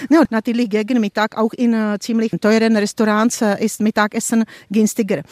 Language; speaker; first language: German; non-native, fluent; Czech